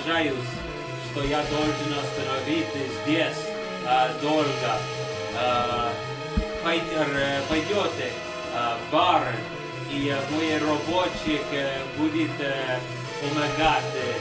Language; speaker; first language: Russian; non-native, learner; English